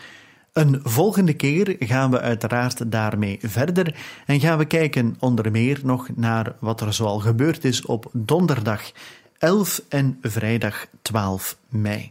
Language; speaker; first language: Dutch; native; Dutch